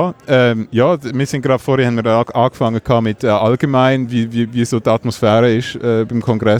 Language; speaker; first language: German; native; German